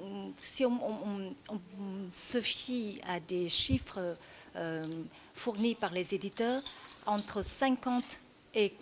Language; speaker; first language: French; non-native, fluent; Vietnamese